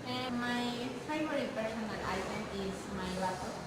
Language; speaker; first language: English; non-native, learner; Spanish